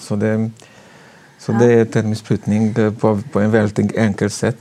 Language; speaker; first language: Swedish; non-native, fluent; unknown